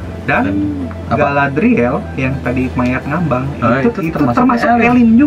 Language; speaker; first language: Indonesian; native; Indonesian